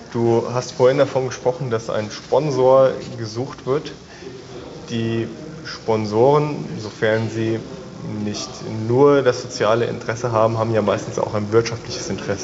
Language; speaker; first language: German; native; German